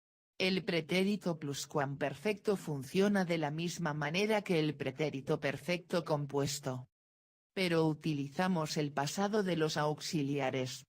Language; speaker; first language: Spanish; non-native, fluent; Dutch